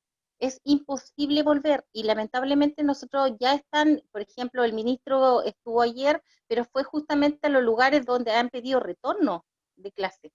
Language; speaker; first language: Spanish; native; Spanish